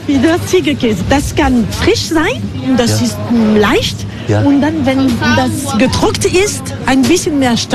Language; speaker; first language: German; non-native, fluent; French